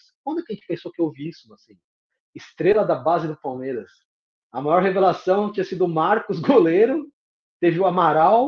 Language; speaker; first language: Portuguese; native; Portuguese